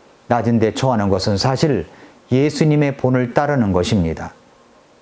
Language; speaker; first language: Korean; native; Korean